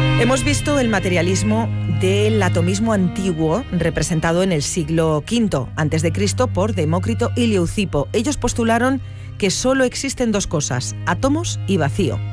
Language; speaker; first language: Spanish; native; Spanish